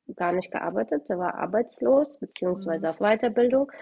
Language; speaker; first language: German; early bilingual, other home language; Russian